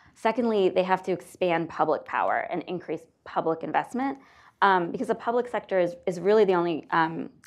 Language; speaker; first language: English; native; English